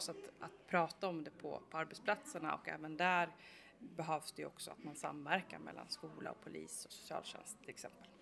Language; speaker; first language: Swedish; native; Swedish